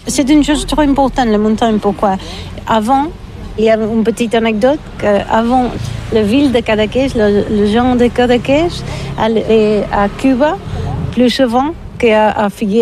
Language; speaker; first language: French; non-native, learner; Catalan